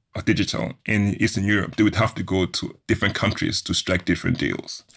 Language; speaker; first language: English; non-native, fluent; German